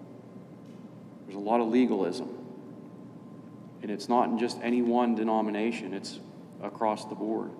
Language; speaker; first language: English; native; English